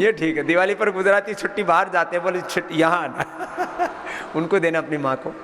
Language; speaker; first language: Hindi; native; Hindi